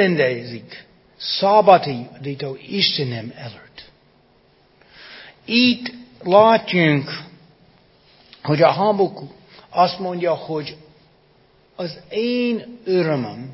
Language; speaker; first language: Hungarian; non-native, fluent; English